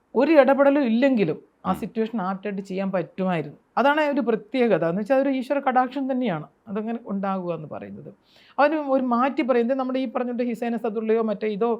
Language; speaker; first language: Malayalam; native; Malayalam